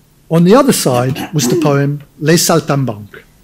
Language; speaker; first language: English; native; English